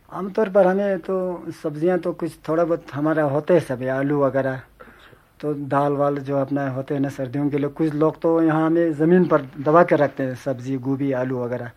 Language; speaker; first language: Urdu; non-native, local second language; Ladakhi